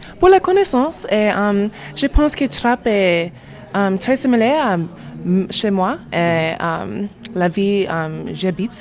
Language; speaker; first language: French; non-native, learner; English